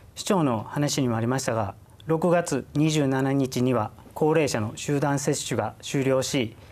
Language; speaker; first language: Japanese; native; Japanese